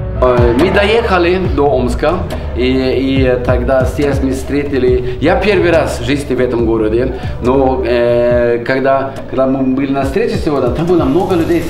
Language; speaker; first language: Russian; non-native, fluent; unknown